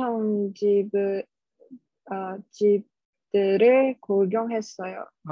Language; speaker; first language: Korean; non-native, learner; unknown